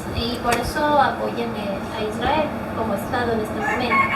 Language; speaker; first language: Spanish; native; Spanish